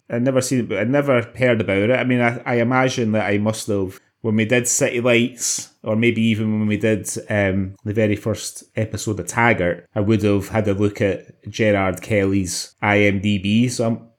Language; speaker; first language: English; native; English